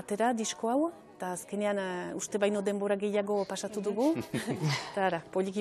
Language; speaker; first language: Basque; native; Basque